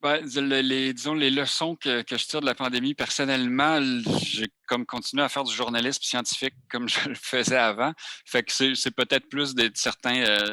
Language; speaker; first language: French; native; French